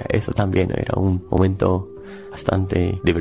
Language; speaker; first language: Spanish; non-native, fluent; English